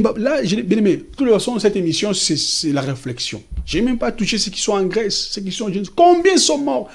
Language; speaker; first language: French; non-native, local second language; Lingala